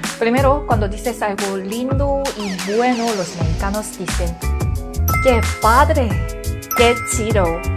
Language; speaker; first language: Spanish; non-native, learner; Korean